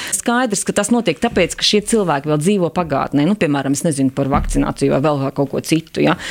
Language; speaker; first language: Latvian; native; Latvian